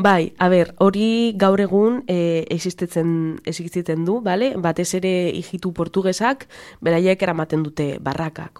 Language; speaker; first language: Basque; non-native, local second language; Spanish